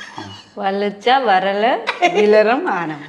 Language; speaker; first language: Malayalam; non-native, learner; Nepali